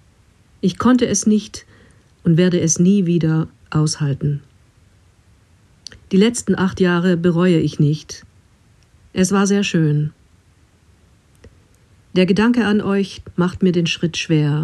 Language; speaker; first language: German; non-native, fluent; English